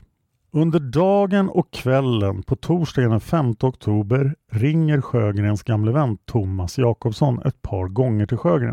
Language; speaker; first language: Swedish; native; Swedish